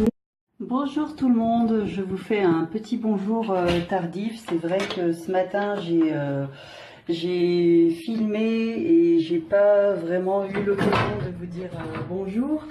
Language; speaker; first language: French; native; French